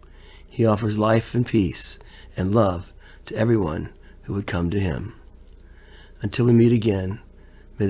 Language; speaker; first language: English; native; English